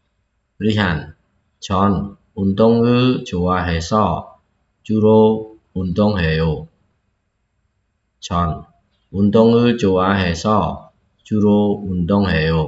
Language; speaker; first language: Korean; non-native, fluent; Khmer